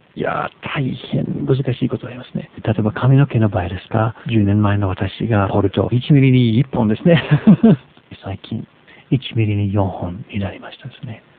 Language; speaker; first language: Japanese; non-native, fluent; English